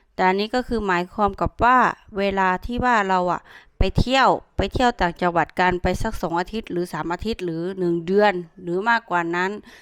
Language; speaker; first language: Thai; native; Thai